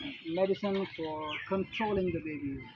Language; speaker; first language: English; non-native, local second language; Urdu